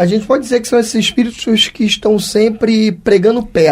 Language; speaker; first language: Portuguese; native; Portuguese